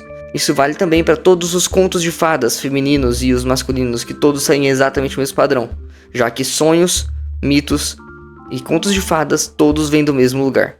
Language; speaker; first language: Portuguese; native; Portuguese